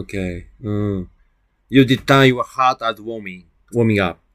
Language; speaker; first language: English; non-native, learner; Japanese